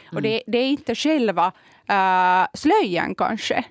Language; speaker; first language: Swedish; non-native, fluent; Kurdish